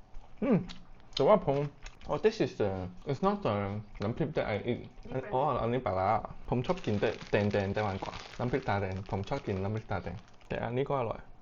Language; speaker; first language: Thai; non-native, learner; Cantonese